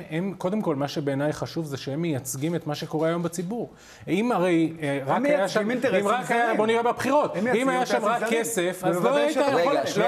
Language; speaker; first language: Hebrew; native; Hebrew